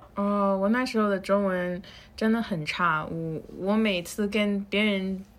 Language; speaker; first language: Chinese; non-native, fluent; Spanish